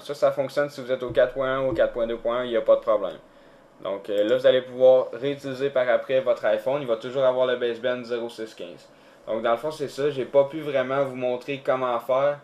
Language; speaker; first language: French; native; French